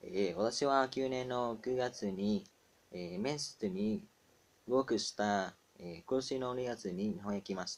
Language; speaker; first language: Japanese; non-native, learner; Vietnamese